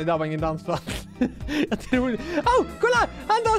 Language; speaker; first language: Swedish; native; Swedish